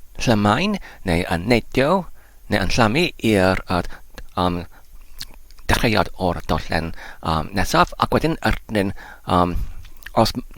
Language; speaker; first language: Welsh; non-native, learner; English